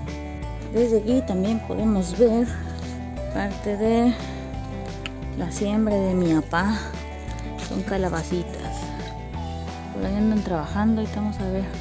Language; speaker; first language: Spanish; native; Spanish